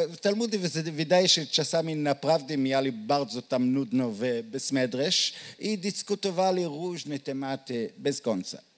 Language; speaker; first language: Polish; non-native, learner; Hebrew